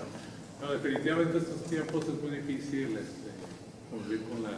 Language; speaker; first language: Spanish; native; Spanish